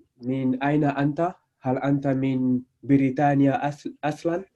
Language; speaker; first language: Arabic; non-native, learner; French